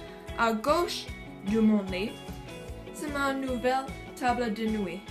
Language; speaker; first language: French; non-native, learner; English